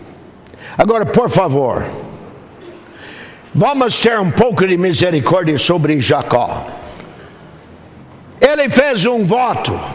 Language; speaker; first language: Portuguese; non-native, fluent; English